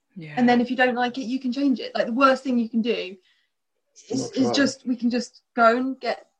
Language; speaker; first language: English; native; English